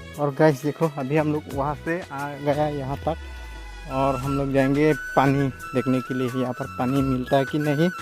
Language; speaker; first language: Hindi; non-native, local second language; Karbi